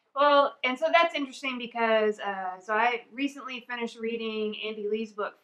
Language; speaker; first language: English; native; English